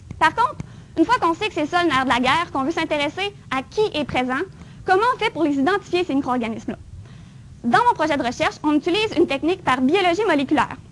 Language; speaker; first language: French; native; French